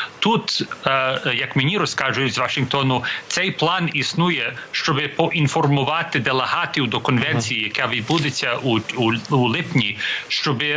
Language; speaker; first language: Ukrainian; early bilingual, heritage; English